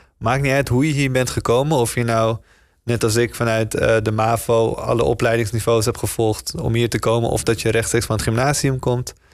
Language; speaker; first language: Dutch; native; Dutch